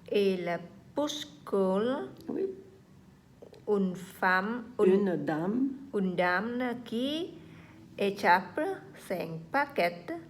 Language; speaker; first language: French; non-native, learner; Vietnamese